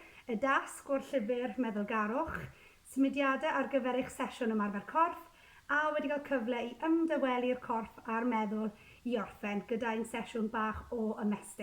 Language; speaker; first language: Welsh; native; Welsh